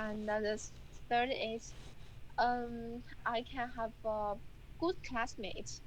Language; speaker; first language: English; non-native, learner; Chinese